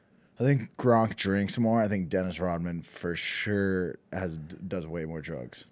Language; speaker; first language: English; native; English